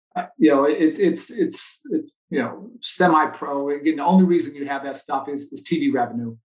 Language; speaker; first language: English; native; English